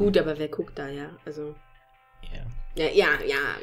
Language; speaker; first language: German; native; German